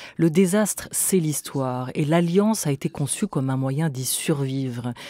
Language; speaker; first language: French; native; French